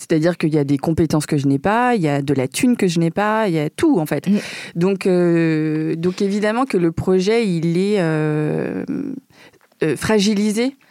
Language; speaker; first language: French; early bilingual, other home language; Vietnamese